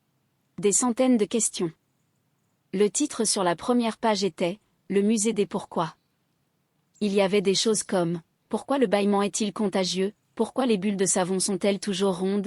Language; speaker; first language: French; native; French